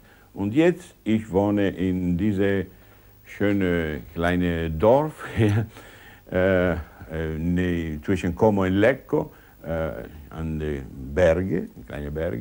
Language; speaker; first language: German; non-native, learner; Italian